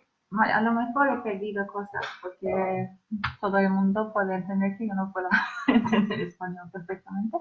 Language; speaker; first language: Spanish; non-native, learner; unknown